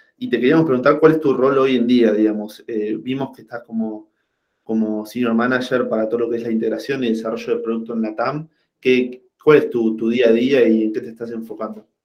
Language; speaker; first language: Spanish; native; Spanish